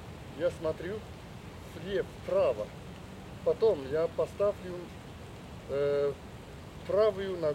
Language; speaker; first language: Russian; non-native, learner; Chinese